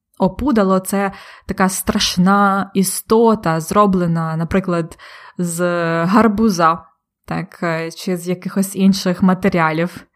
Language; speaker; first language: Ukrainian; native; Ukrainian